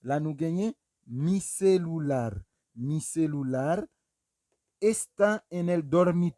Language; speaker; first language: Spanish; non-native, fluent; Haitian Creole